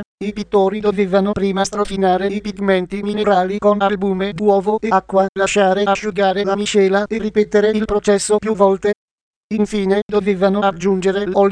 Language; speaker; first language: Italian; native; Italian